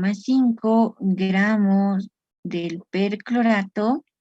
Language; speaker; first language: Spanish; native; Spanish